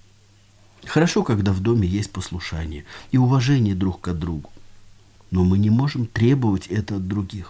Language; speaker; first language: Russian; native; Russian